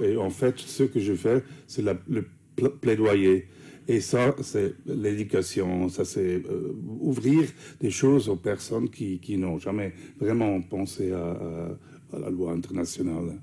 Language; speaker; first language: French; non-native, fluent; English